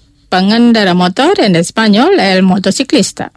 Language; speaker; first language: Spanish; non-native, fluent; Indonesian